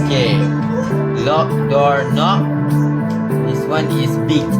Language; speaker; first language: English; non-native, local second language; Malay